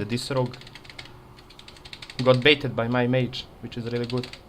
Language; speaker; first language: English; non-native, fluent; Serbian